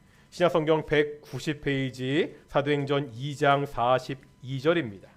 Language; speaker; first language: Korean; native; Korean